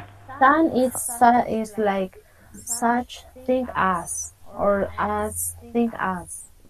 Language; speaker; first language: English; non-native, fluent; Spanish